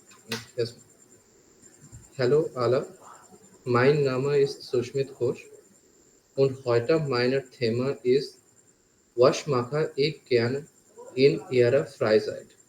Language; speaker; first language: German; non-native, learner; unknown